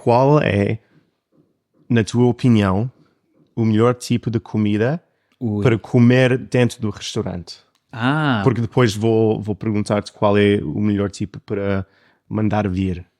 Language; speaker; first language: Portuguese; non-native, fluent; English